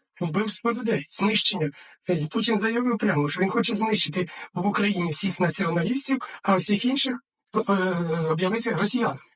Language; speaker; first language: Ukrainian; native; Ukrainian